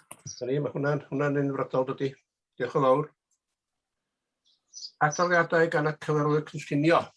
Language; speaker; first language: Welsh; native; Welsh